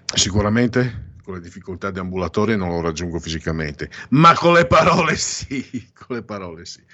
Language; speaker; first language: Italian; non-native, local second language; Friulian